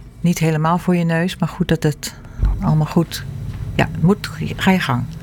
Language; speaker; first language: Dutch; native; Dutch